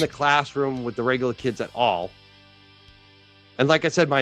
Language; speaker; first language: English; native; English